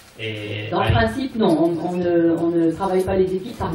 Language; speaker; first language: French; native; French